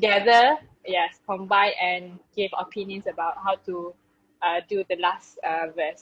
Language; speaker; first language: English; non-native, fluent; Malay